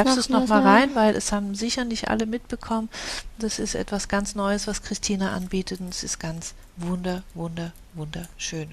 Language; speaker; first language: German; native; German